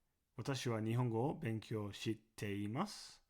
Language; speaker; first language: Japanese; non-native, fluent; English